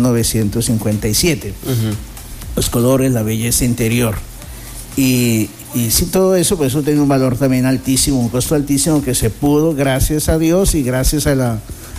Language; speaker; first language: Spanish; native; Spanish